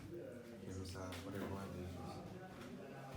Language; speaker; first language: Spanish; non-native, learner; French